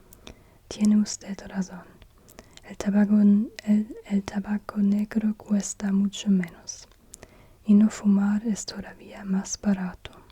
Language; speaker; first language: Spanish; non-native, learner; German